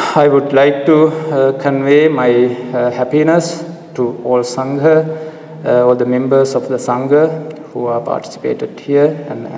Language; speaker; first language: English; non-native, local second language; Sinhala